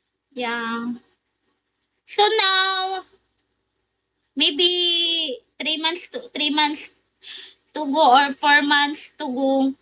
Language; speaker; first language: English; non-native, learner; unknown